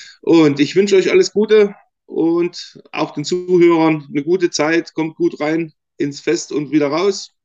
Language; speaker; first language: German; native; German